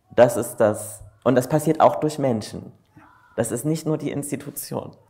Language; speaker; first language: German; native; German